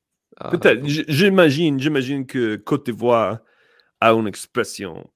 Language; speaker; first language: French; non-native, learner; English